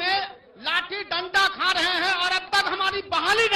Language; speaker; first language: Hindi; native; Hindi